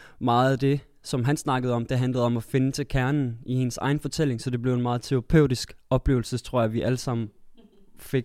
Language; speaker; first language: Danish; early bilingual, other home language; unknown